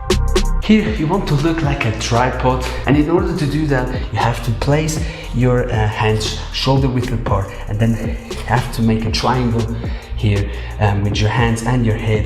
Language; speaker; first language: English; non-native, fluent; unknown